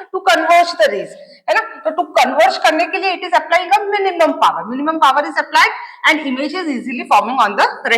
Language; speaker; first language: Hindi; native; Hindi